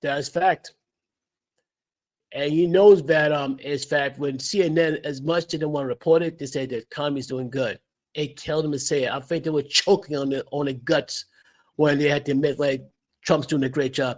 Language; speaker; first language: English; native; English